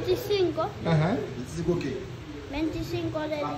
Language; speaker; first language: Spanish; early bilingual, other home language; Haitian Creole